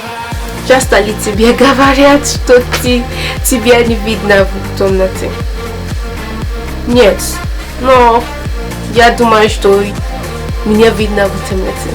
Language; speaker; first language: Russian; non-native, learner; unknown